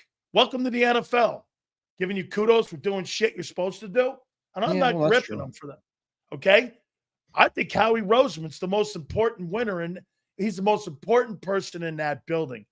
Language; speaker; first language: English; native; English